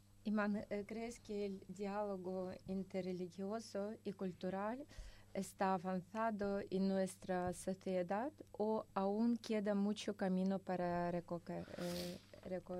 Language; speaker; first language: Spanish; non-native, fluent; Russian